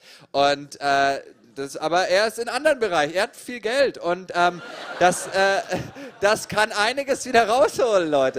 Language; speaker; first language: German; native; German